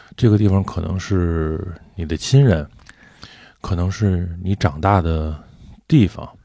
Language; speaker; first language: Chinese; native; Chinese